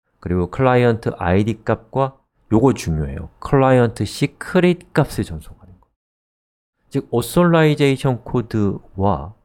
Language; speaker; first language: Korean; native; Korean